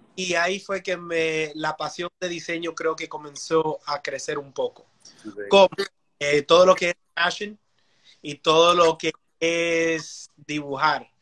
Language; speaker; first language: Spanish; early bilingual, heritage; Spanish